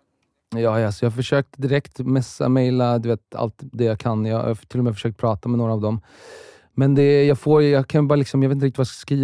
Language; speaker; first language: Swedish; early bilingual, other home language; Russian